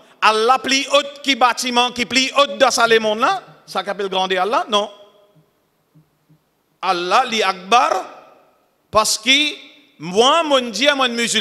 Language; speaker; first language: French; non-native, local second language; Morisyen